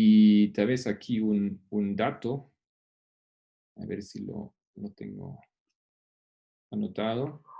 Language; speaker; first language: Spanish; non-native, fluent; Portuguese